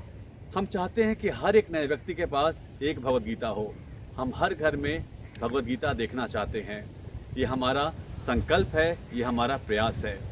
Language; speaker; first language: Hindi; native; Hindi